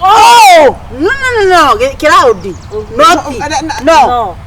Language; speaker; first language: English; non-native, learner; Kikuyu